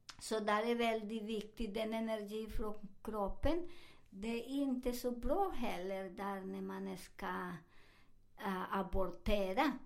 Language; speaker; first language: Swedish; non-native, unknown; Spanish